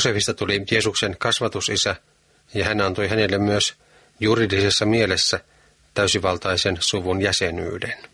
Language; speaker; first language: Finnish; native; Finnish